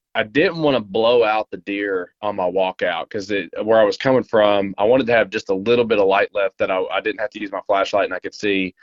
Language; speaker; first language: English; native; English